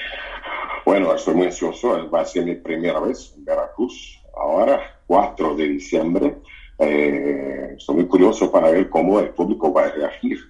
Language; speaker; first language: Spanish; non-native, fluent; Portuguese